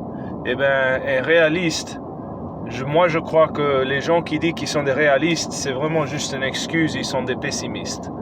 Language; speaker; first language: French; non-native, fluent; English